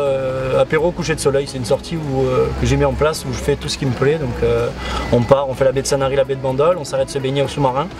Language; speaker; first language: French; native; French